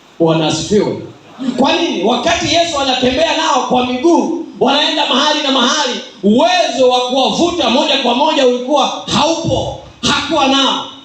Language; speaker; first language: Swahili; native; Swahili